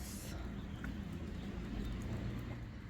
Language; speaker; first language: Italian; non-native, learner; English